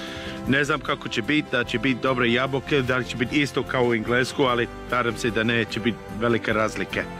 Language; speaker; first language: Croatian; non-native, fluent; English